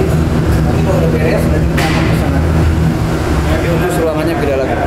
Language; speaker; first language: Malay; non-native, local second language; Sundanese